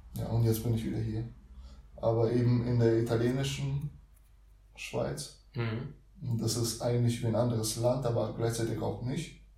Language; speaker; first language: German; early bilingual, other home language; Russian